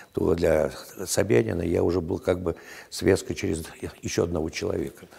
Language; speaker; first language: Russian; native; Russian